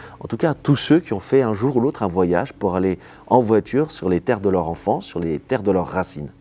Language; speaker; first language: French; early bilingual, other home language; Portuguese